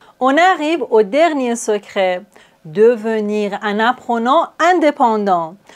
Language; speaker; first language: French; non-native, fluent; Persian